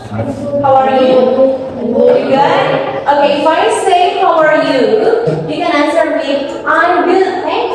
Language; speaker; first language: English; non-native, fluent; Indonesian